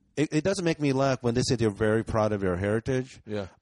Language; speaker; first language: English; early bilingual, other home language; Japanese